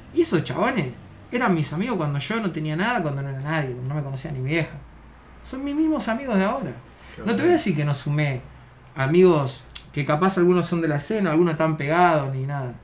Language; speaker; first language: Spanish; native; Spanish